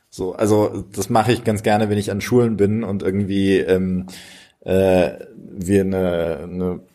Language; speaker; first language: German; native; German